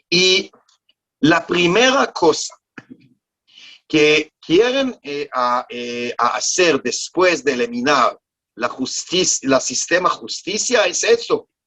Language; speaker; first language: Spanish; non-native, learner; Hebrew